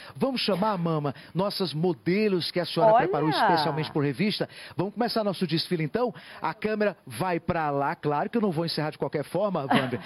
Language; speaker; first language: Portuguese; native; Portuguese